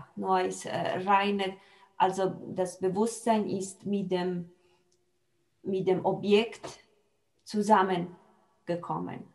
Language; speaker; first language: German; non-native, fluent; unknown